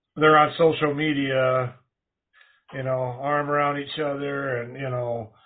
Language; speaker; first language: English; native; English